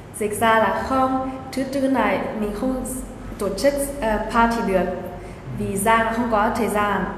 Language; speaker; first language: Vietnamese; early bilingual, heritage; Vietnamese